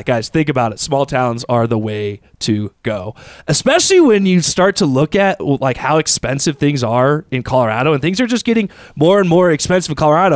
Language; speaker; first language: English; native; English